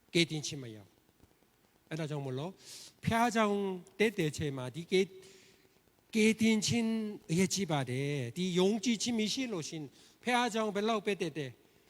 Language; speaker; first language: Burmese; non-native, learner; Korean